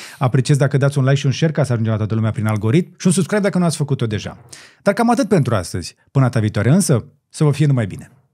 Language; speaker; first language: Romanian; native; Romanian